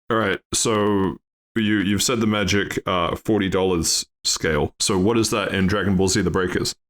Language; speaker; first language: English; native; English